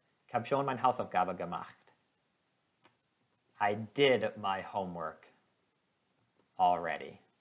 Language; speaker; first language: German; non-native, fluent; English